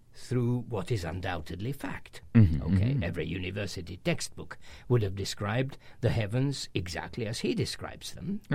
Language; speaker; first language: English; non-native, fluent; Hungarian